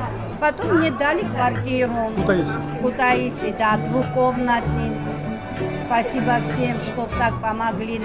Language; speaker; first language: Russian; non-native, fluent; Georgian